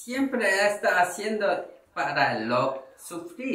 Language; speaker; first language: Spanish; non-native, learner; Korean